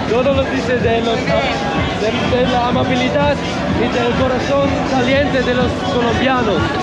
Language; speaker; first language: Spanish; non-native, learner; Swiss German